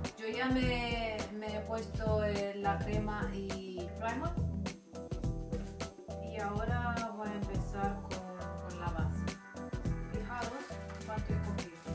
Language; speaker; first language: Spanish; non-native, fluent; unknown